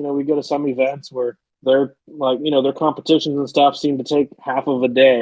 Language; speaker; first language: English; native; English